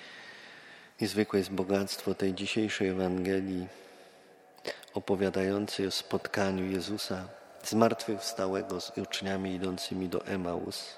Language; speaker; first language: Polish; native; Polish